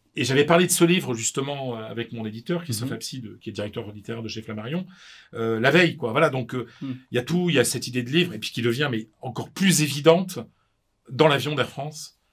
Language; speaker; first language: French; native; French